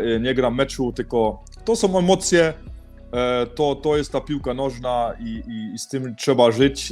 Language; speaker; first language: Polish; early bilingual, heritage; Polish